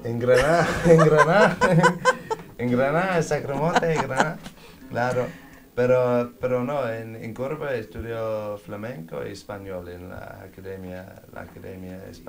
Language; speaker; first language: Spanish; non-native, learner; English